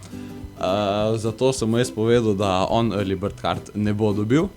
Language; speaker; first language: Slovenian; native; Slovenian